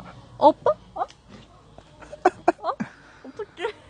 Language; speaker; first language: Korean; non-native, learner; Japanese